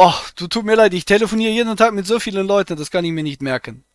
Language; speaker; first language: German; native; German